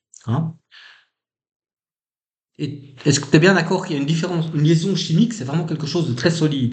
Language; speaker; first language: French; native; French